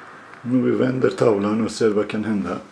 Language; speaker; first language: Swedish; non-native, learner; Persian